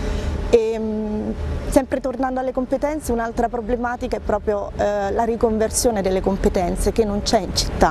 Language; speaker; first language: Italian; native; Italian